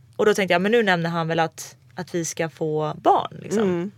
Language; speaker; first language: Swedish; early bilingual, other home language; Croatian